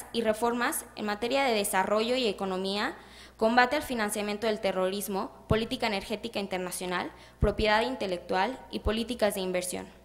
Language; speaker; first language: Spanish; native; Spanish